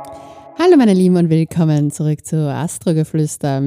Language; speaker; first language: German; native; German